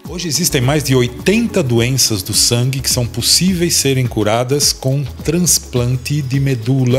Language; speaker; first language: Portuguese; native; Portuguese